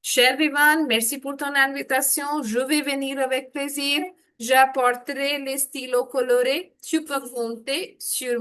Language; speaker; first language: French; non-native, fluent; Hindi